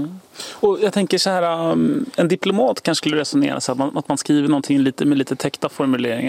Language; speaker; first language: Swedish; native; Swedish